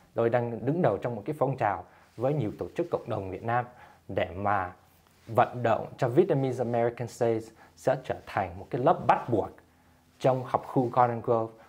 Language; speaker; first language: Vietnamese; early bilingual, heritage; Vietnamese